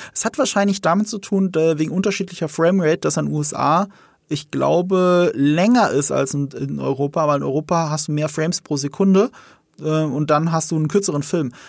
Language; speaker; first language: German; native; German